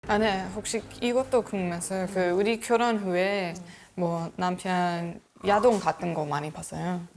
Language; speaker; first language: Korean; non-native, learner; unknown